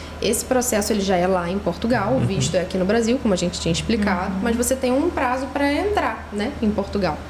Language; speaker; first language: Portuguese; native; Portuguese